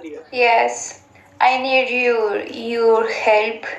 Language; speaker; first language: English; non-native, learner; Spanish